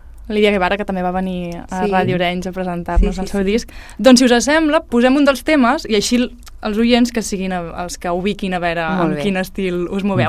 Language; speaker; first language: Catalan; native; Catalan